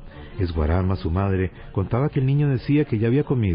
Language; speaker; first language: Spanish; native; Spanish